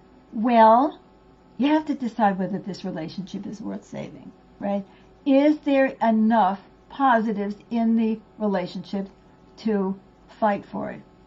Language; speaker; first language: English; native; English